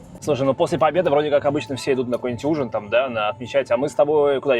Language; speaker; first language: Russian; native; Russian